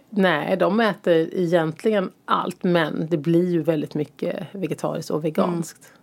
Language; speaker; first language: Swedish; native; Swedish